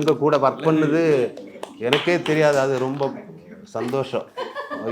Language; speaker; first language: Tamil; non-native, learner; Malayalam